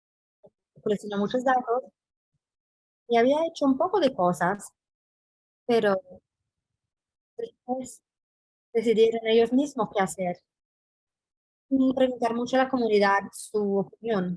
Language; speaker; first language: Spanish; non-native, fluent; English